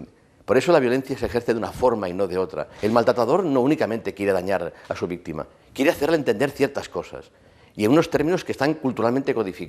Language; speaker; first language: Spanish; native; Spanish